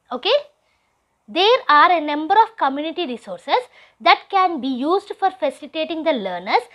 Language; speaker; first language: English; non-native, local second language; Telugu